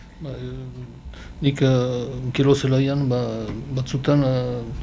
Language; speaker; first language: Basque; non-native, learner; French